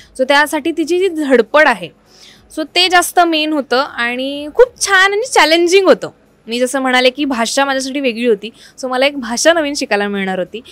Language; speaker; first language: Marathi; native; Marathi